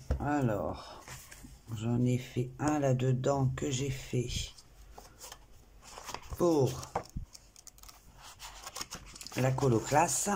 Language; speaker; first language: French; native; French